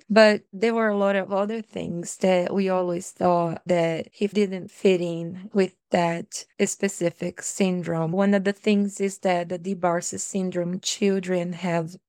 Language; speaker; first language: English; non-native, fluent; Portuguese